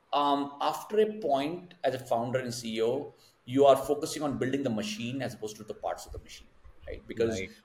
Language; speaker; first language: English; non-native, local second language; Hindi